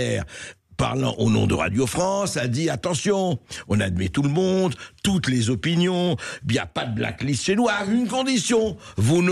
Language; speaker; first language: French; native; French